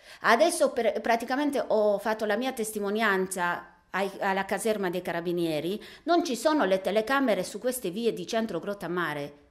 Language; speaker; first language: Italian; non-native, fluent; Romanian